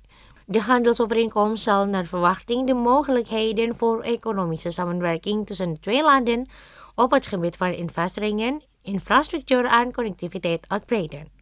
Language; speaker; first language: Dutch; non-native, fluent; Indonesian